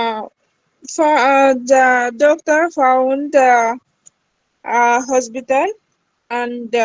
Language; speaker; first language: English; non-native, learner; Arabic